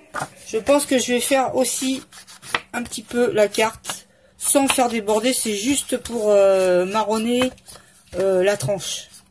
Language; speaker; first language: French; native; French